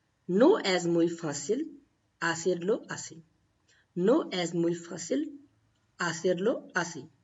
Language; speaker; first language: Spanish; non-native, fluent; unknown